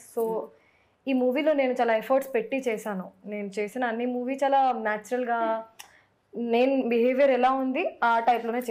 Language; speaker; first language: Telugu; non-native, fluent; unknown